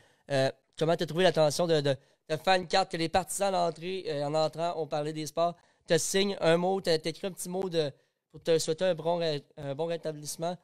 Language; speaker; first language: French; native; French